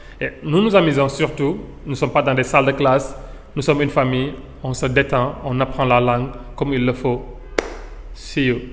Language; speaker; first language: French; non-native, local second language; Wolof